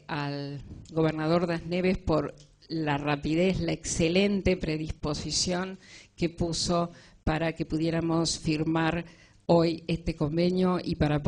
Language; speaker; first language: Spanish; native; Spanish